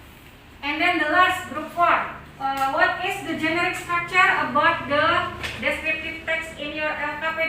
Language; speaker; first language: English; non-native, learner; Indonesian